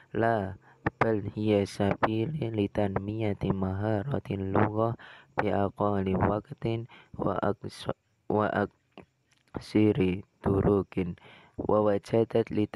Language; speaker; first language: Arabic; non-native, learner; Indonesian